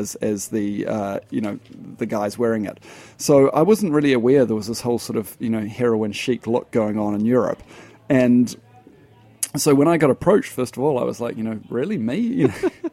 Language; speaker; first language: English; native; English